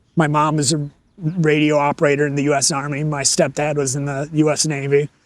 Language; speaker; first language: English; native; English